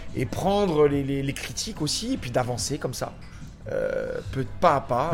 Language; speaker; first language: French; native; French